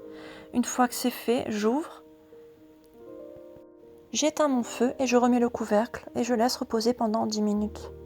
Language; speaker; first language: French; native; French